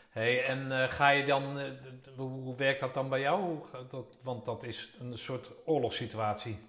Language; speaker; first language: Dutch; native; Dutch